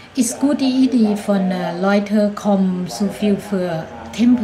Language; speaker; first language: German; non-native, learner; Thai